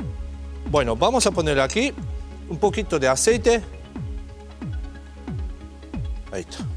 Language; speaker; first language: Spanish; non-native, learner; Japanese